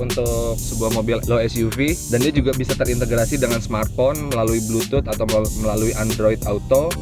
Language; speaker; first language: Indonesian; native; Indonesian